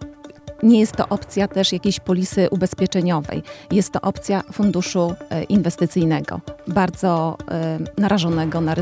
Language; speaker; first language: Polish; native; Polish